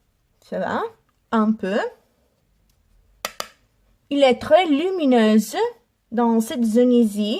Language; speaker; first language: French; non-native, learner; Italian